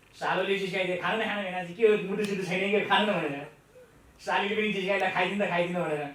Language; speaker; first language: Nepali; non-native, local second language; Eastern Tamang